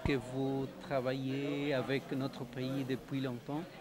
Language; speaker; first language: French; non-native, fluent; Spanish